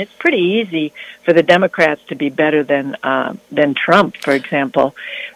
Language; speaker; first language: English; native; English